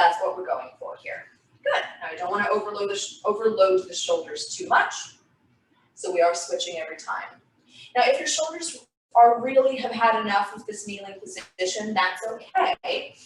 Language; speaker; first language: English; native; English